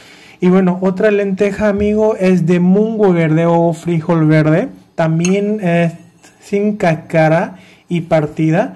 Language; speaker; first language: Spanish; non-native, fluent; Hindi